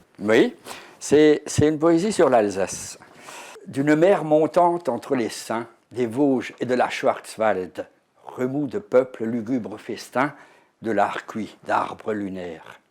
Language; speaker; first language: French; native; French